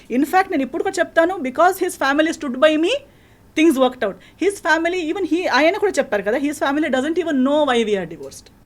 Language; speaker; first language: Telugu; non-native, fluent; Konkani